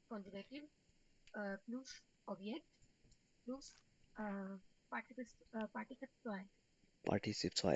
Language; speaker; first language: German; non-native, learner; Urdu